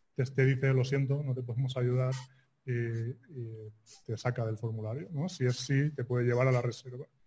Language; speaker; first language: Spanish; native; Spanish